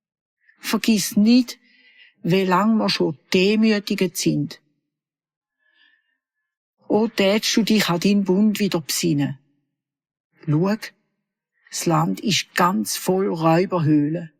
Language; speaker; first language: German; native; German